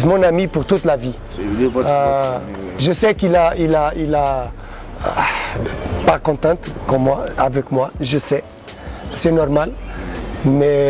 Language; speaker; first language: French; non-native, learner; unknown